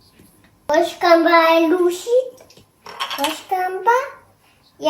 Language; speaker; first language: Albanian; early bilingual, heritage; Albanian